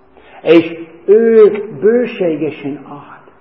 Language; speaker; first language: Hungarian; non-native, fluent; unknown